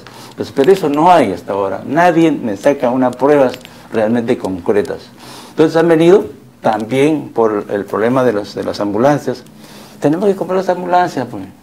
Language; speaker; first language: Spanish; native; Spanish